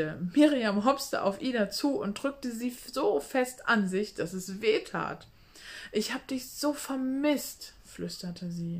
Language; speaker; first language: German; native; German